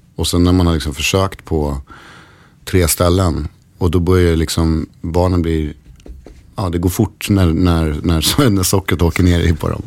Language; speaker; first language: Swedish; native; Swedish